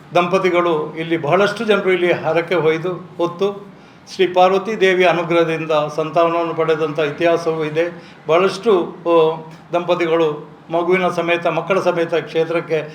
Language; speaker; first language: Kannada; native; Kannada